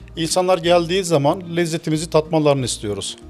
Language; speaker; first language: Turkish; native; Turkish